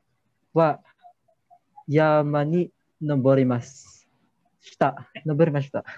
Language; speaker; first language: Japanese; non-native, learner; Filipino